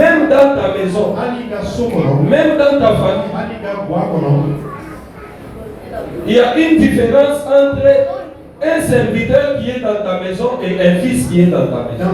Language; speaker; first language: French; non-native, local second language; Bambara